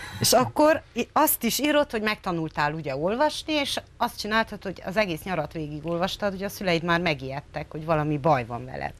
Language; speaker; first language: Hungarian; native; Hungarian